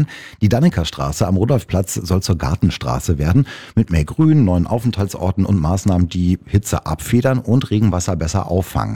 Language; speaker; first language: German; native; German